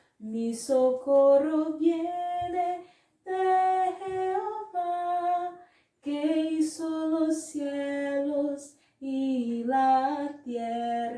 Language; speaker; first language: Spanish; non-native, fluent; Portuguese